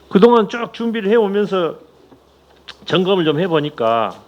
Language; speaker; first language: Korean; native; Korean